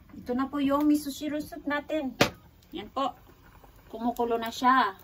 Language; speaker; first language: Filipino; non-native, local second language; Cebuano